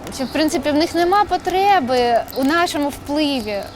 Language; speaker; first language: Ukrainian; non-native, local second language; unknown